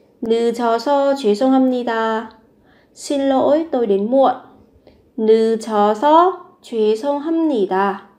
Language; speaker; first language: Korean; non-native, fluent; Vietnamese